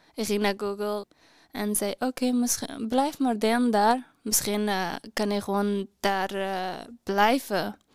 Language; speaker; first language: Dutch; non-native, learner; Persian